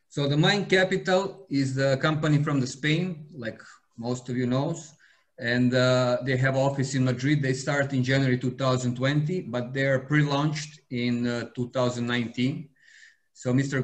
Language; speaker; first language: English; non-native, fluent; Serbian